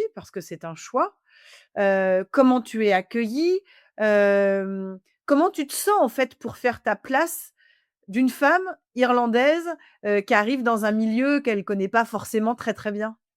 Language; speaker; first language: French; native; French